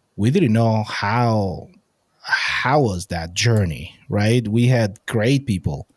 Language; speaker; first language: English; non-native, fluent; Spanish